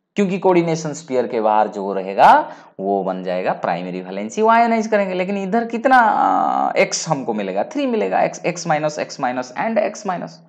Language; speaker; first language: Hindi; non-native, local second language; Bangla